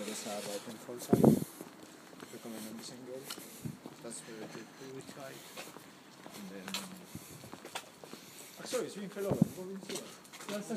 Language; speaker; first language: German; non-native, learner; Spanish